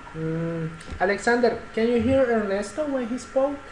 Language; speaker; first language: English; non-native, fluent; Spanish